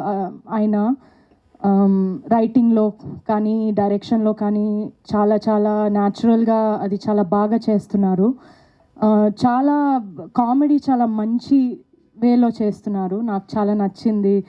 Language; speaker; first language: Telugu; non-native, local second language; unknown